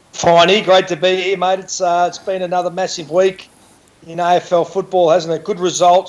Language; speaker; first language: English; native; English